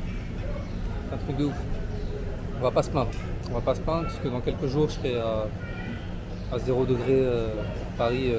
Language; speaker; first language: French; native; French